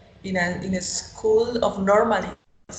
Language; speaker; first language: English; non-native, learner; Spanish